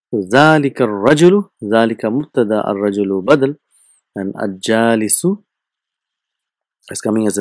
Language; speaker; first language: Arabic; non-native, fluent; English